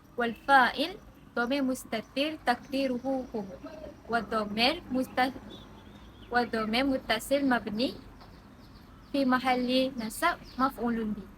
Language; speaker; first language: Arabic; non-native, learner; Malay